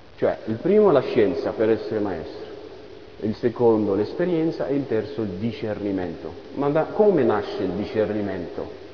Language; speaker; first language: Italian; non-native, fluent; French